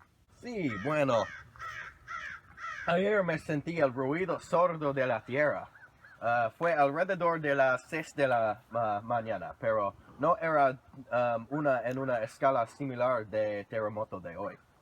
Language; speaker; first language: Spanish; non-native, learner; English